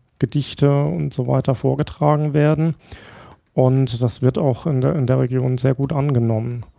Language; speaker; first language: German; native; German